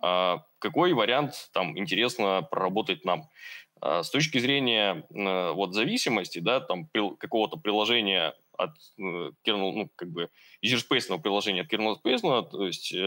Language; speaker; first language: Russian; native; Russian